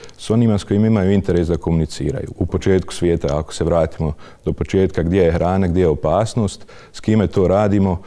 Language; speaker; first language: Serbian; native; Serbian